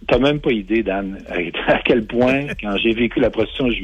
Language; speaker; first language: French; native; French